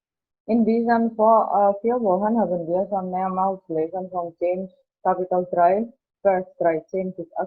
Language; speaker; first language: German; non-native, learner; Indonesian